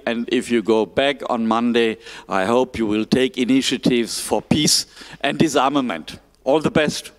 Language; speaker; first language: English; non-native, fluent; German